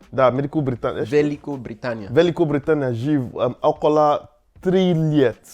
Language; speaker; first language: Russian; non-native, learner; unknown